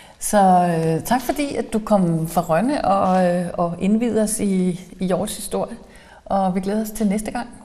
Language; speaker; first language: Danish; native; Danish